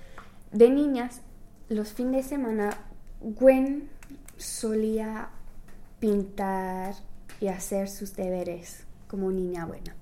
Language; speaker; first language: Spanish; non-native, fluent; English